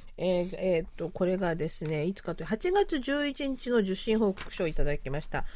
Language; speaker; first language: Japanese; native; Japanese